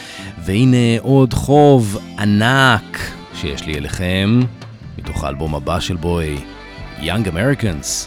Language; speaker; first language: Hebrew; native; Hebrew